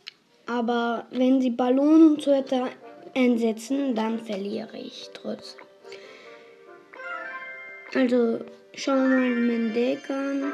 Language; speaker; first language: German; non-native, local second language; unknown